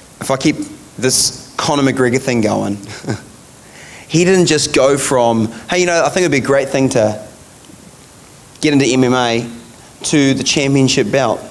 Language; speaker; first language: English; native; English